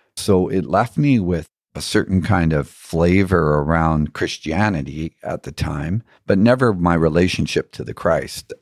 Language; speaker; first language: English; native; English